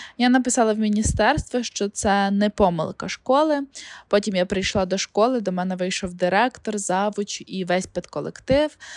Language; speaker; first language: Ukrainian; native; Ukrainian